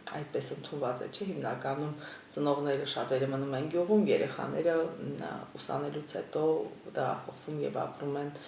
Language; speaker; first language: Armenian; native; Armenian